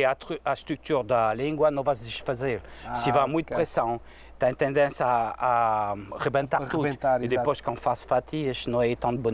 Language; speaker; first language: Portuguese; non-native, fluent; French